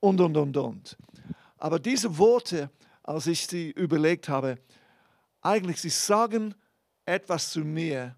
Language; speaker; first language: German; non-native, fluent; English